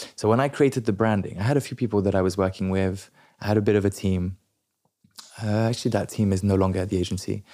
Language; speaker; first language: English; non-native, local second language; French